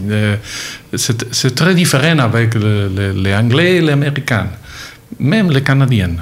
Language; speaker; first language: French; non-native, learner; Catalan